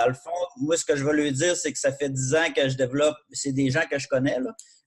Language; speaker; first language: French; native; French